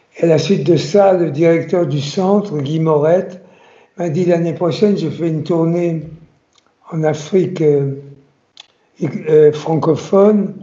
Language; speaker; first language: French; early bilingual, other home language; Italian